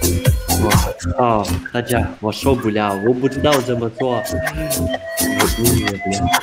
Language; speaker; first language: Chinese; non-native, learner; Russian